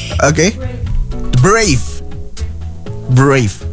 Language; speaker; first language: English; non-native, fluent; Indonesian